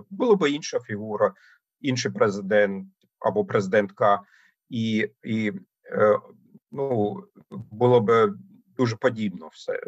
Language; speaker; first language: Ukrainian; non-native, fluent; German